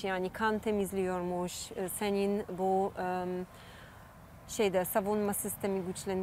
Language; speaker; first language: Turkish; non-native, fluent; Polish